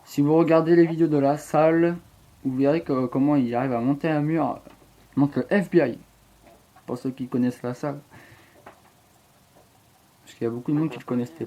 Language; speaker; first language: French; native; French